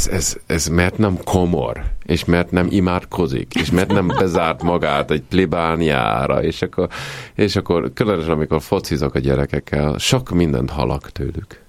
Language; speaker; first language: Hungarian; non-native, fluent; Italian